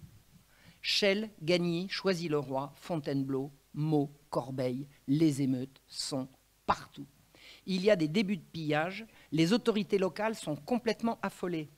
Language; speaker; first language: French; native; French